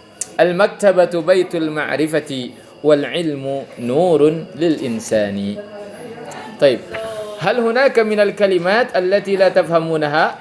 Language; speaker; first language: Arabic; non-native, fluent; Indonesian